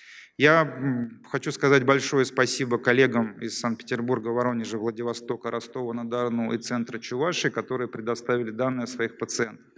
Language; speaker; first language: Russian; native; Russian